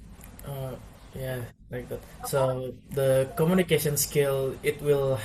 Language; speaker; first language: English; non-native, learner; Indonesian